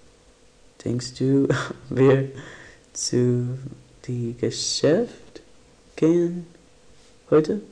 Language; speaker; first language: German; non-native, learner; English